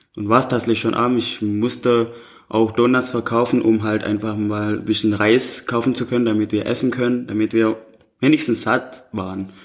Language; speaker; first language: German; non-native, fluent; Indonesian